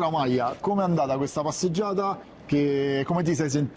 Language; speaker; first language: Italian; native; Italian